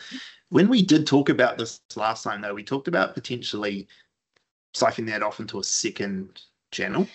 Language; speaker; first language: English; native; English